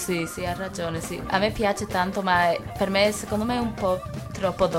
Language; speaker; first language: Italian; non-native, fluent; English